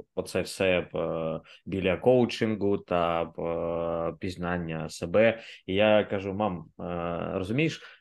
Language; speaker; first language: Ukrainian; native; Ukrainian